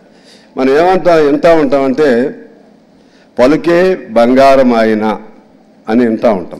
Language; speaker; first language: Telugu; native; Telugu